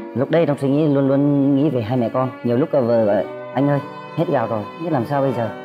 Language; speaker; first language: Vietnamese; native; Vietnamese